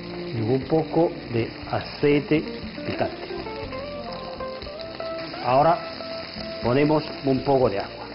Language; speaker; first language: Spanish; non-native, fluent; Chinese